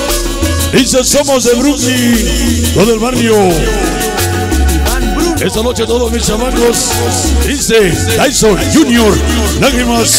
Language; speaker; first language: Spanish; native; Spanish